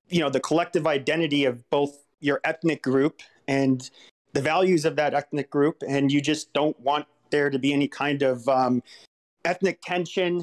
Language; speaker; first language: English; native; English